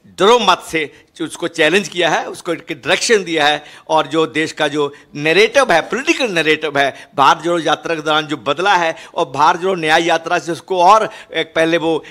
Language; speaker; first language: Hindi; non-native, local second language; Punjabi